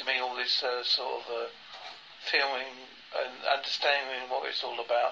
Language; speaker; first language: English; native; English